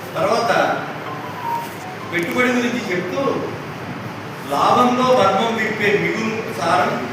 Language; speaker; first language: Telugu; native; Telugu